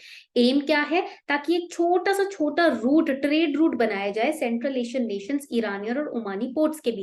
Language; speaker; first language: Hindi; native; Hindi